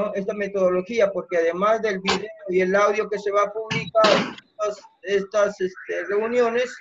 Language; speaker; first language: Spanish; native; Spanish